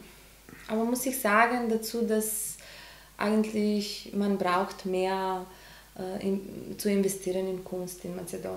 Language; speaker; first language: German; non-native, learner; Macedonian